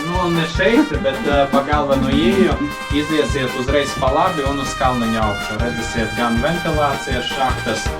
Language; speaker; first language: Latvian; non-native, local second language; Russian